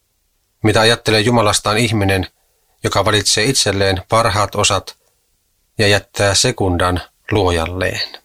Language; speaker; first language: Finnish; native; Finnish